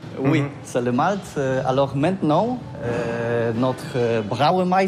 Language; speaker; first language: French; non-native, learner; Polish